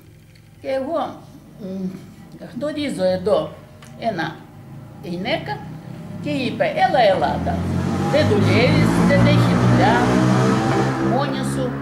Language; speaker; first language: Greek; non-native, learner; Russian